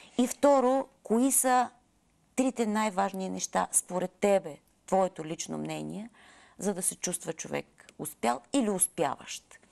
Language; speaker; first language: Bulgarian; native; Bulgarian